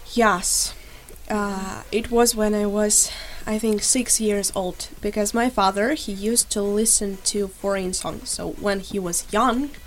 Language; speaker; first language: English; non-native, fluent; Ukrainian